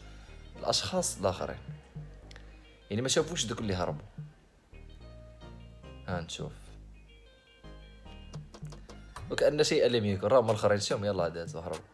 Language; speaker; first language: Arabic; native; Arabic